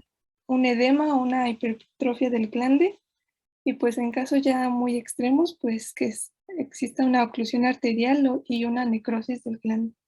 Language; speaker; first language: Spanish; native; Spanish